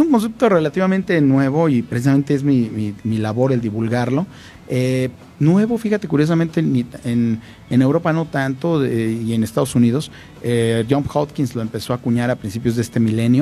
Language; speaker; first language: Spanish; native; Spanish